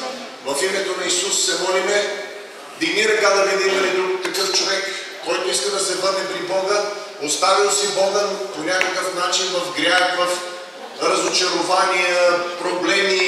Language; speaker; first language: Bulgarian; native; Bulgarian